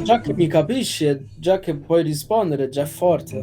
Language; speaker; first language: Italian; early bilingual, heritage; Italian